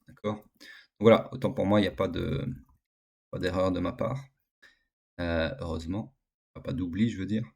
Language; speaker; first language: French; native; French